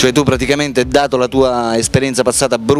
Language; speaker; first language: Italian; native; Italian